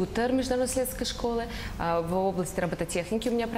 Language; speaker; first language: Russian; native; Russian